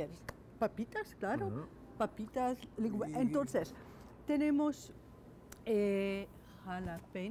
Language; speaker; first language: Spanish; non-native, fluent; English